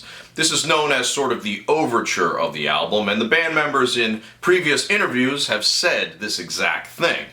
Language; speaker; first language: English; native; English